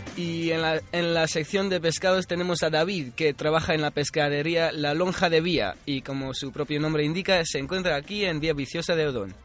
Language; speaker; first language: Spanish; non-native, fluent; Filipino